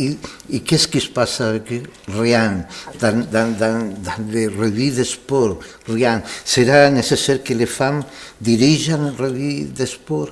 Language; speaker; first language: French; non-native, fluent; Spanish